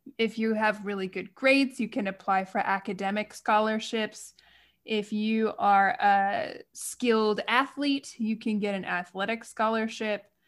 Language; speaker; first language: English; native; English